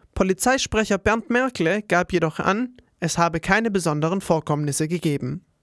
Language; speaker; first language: German; native; German